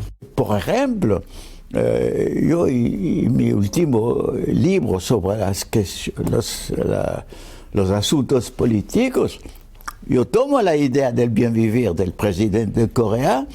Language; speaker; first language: Spanish; non-native, fluent; French